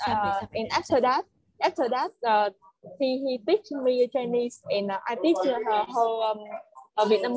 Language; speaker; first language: English; non-native, learner; Vietnamese